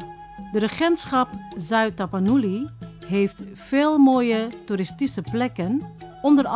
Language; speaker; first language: Dutch; non-native, fluent; Indonesian